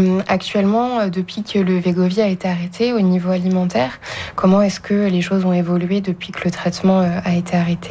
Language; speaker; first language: French; native; French